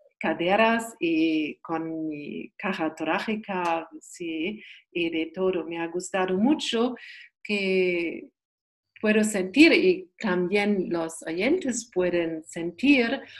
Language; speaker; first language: Spanish; non-native, learner; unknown